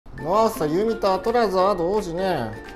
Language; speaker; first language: Portuguese; non-native, learner; Japanese